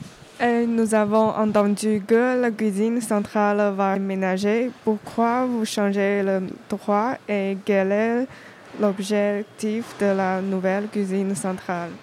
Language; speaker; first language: French; non-native, learner; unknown